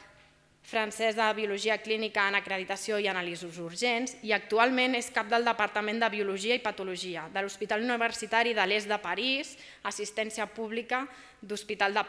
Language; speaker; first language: Catalan; native; Catalan